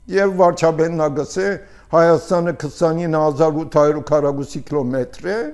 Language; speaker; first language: Armenian; early bilingual, heritage; Armenian